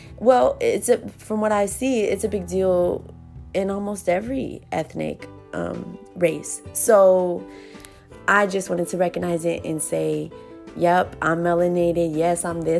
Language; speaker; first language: English; early bilingual, other home language; Spanish